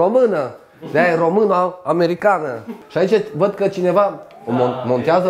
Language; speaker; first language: Romanian; native; Romanian